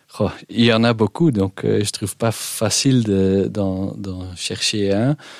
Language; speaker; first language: French; non-native, local second language; Dutch